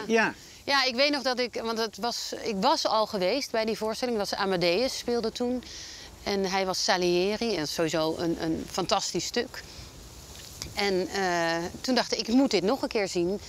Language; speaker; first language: Dutch; native; Dutch